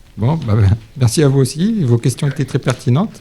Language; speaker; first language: French; native; French